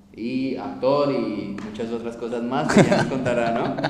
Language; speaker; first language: Spanish; native; Spanish